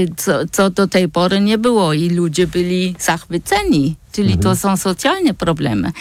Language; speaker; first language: Polish; non-native, fluent; German